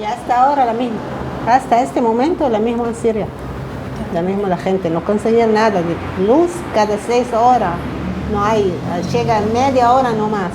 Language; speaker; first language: Spanish; non-native, learner; Arabic